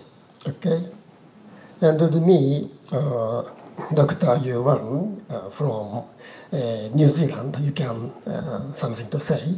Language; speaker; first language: English; non-native, fluent; Japanese